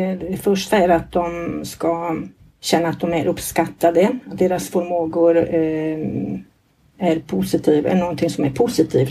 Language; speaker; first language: Swedish; non-native, fluent; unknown